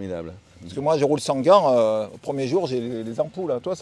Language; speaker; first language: French; native; French